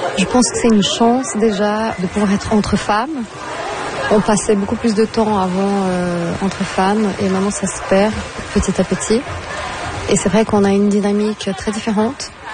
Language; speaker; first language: French; non-native, fluent; Portuguese